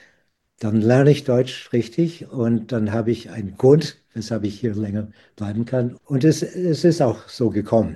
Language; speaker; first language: German; non-native, fluent; English